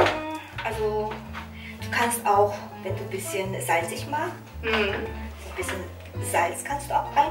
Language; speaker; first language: German; non-native, fluent; Korean